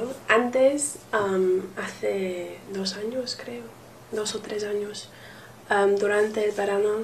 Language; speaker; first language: Spanish; non-native, learner; English